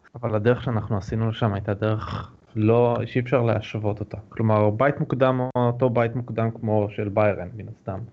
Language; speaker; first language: Hebrew; native; Hebrew